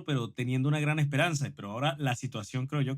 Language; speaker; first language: Spanish; native; Spanish